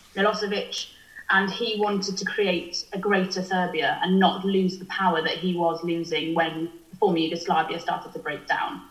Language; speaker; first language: English; native; English